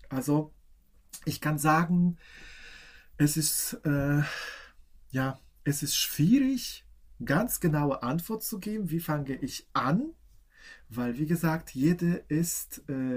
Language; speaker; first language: German; non-native, fluent; Polish